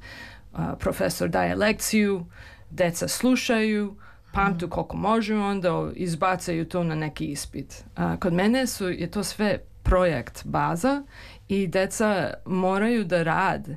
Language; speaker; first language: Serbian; early bilingual, heritage; Serbian